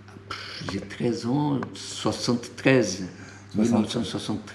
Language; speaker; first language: French; non-native, fluent; Portuguese